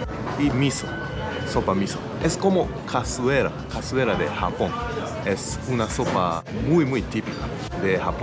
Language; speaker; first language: Spanish; non-native, learner; Japanese